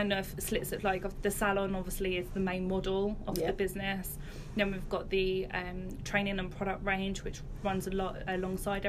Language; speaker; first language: English; native; English